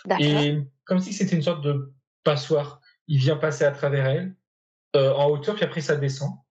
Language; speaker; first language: French; native; French